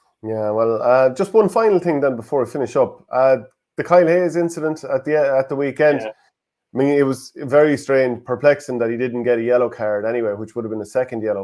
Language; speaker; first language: English; native; English